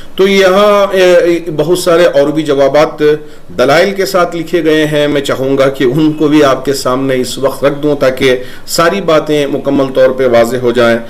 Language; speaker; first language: Urdu; native; Urdu